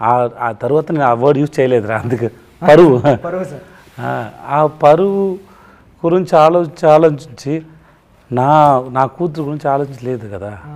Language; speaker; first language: Telugu; non-native, learner; Tamil